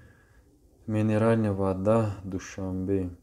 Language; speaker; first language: Russian; non-native, local second language; Tajik